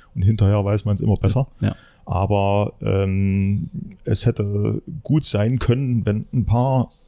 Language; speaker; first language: German; native; German